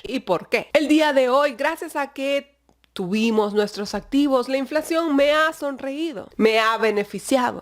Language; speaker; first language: Spanish; native; Spanish